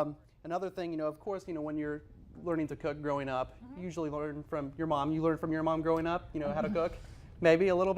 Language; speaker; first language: English; native; English